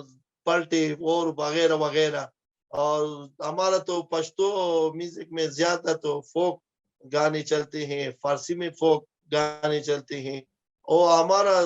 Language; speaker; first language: Hindi; non-native, fluent; Pashto